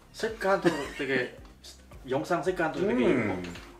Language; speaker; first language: Korean; non-native, learner; Vietnamese